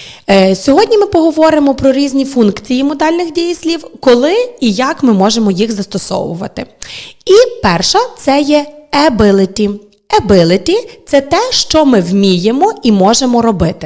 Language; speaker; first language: Ukrainian; native; Ukrainian